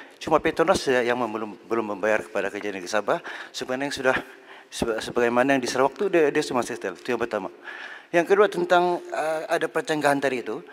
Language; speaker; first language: Malay; native; Malay